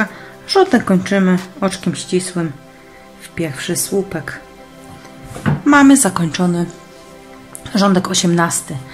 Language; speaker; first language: Polish; native; Polish